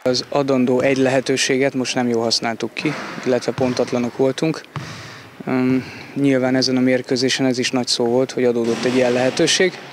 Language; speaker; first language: Hungarian; native; Hungarian